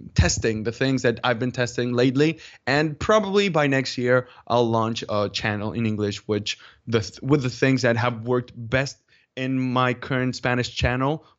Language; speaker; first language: English; non-native, fluent; Spanish